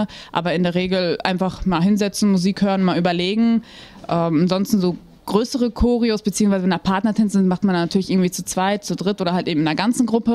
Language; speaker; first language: German; native; German